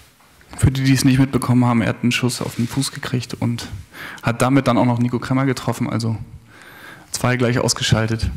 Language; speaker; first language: German; native; German